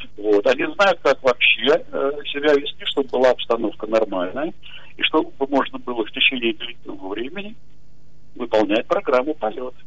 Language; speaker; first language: Russian; native; Russian